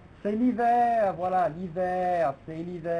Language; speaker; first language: French; non-native, fluent; English